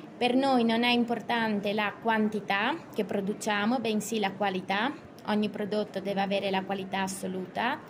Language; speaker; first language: Italian; native; Italian